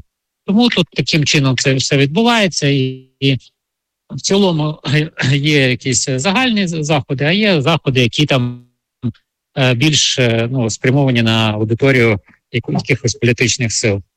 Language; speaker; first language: Ukrainian; native; Ukrainian